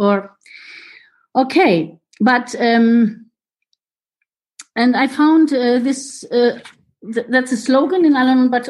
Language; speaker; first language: English; non-native, fluent; German